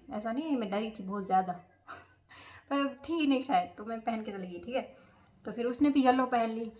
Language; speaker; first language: Hindi; non-native, local second language; Gujarati